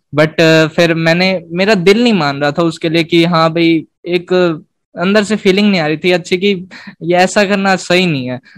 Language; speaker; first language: Hindi; native; Hindi